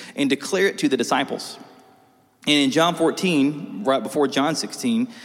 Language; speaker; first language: English; native; English